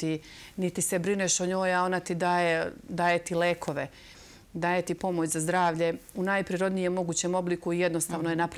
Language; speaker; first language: Serbian; native; Serbian